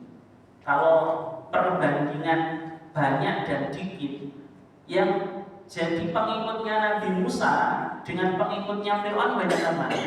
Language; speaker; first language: Indonesian; native; Indonesian